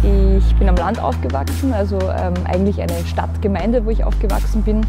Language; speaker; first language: German; native; German